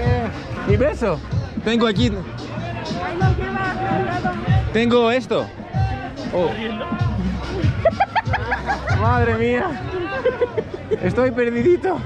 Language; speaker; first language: Spanish; non-native, learner; Greek